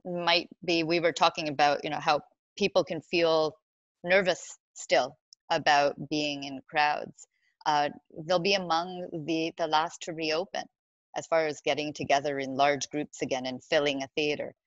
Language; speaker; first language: English; native; English